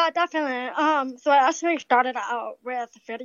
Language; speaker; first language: English; native; English